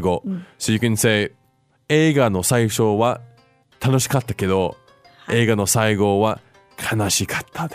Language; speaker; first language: Japanese; non-native, fluent; English